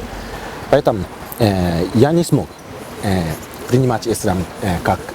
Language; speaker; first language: Russian; non-native, learner; Japanese